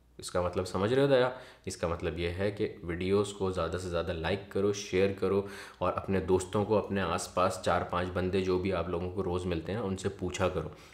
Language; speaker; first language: Hindi; native; Hindi